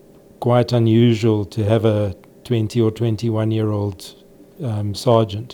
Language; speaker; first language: English; native; English